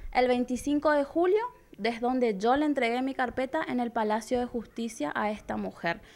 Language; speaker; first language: Spanish; native; Spanish